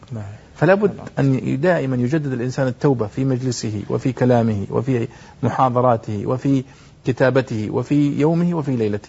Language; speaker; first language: Arabic; native; Arabic